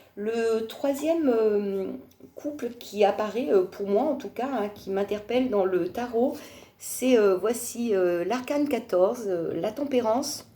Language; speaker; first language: French; native; French